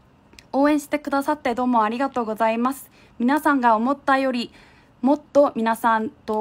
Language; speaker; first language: Japanese; non-native, fluent; Korean